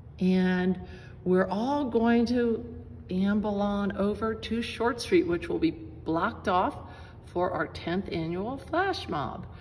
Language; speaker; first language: English; native; English